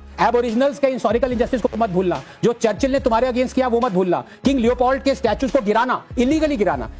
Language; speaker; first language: Hindi; non-native, local second language; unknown